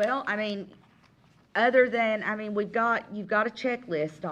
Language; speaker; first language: English; native; English